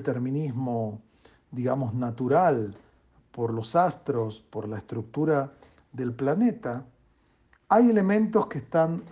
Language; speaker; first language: Spanish; native; Spanish